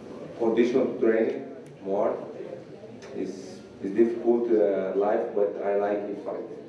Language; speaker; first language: English; non-native, learner; Portuguese